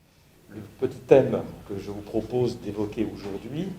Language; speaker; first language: French; native; French